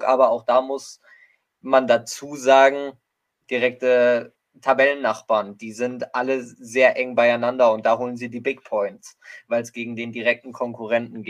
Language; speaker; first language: German; native; German